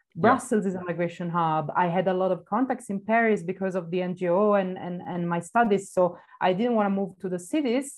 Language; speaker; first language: English; non-native, fluent; Italian